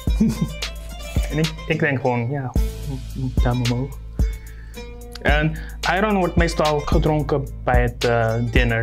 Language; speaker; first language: Dutch; early bilingual, other home language; Turkish